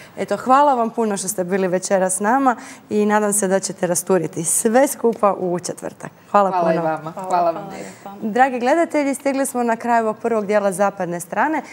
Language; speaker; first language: Croatian; native; Croatian